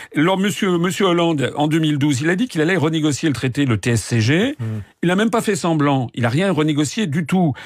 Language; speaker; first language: French; native; French